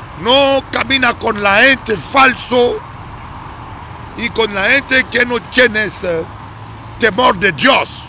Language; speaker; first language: Spanish; non-native, learner; Lingala